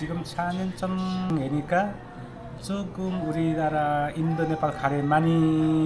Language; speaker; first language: Korean; non-native, learner; Nepali